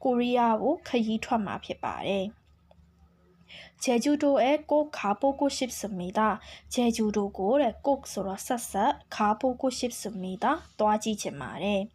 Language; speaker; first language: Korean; non-native, fluent; Burmese